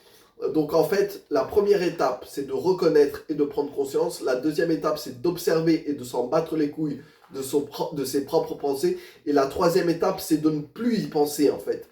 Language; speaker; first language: French; native; French